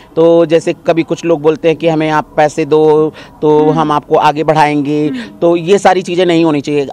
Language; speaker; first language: Hindi; native; Hindi